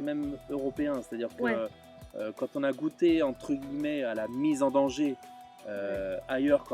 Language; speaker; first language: French; native; French